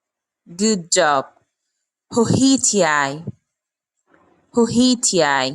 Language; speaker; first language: Dutch; non-native, learner; Arabic